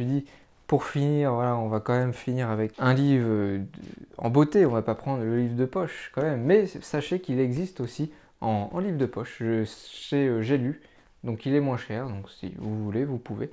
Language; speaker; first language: French; native; French